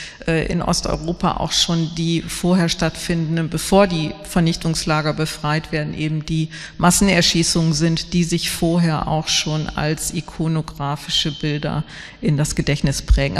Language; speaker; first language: German; native; German